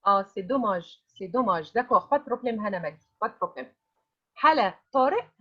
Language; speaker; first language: French; non-native, fluent; Arabic